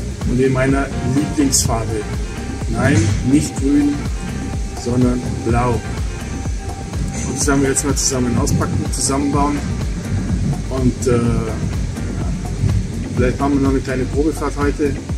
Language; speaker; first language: German; native; German